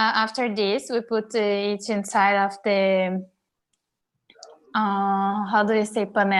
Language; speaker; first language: English; non-native, learner; Portuguese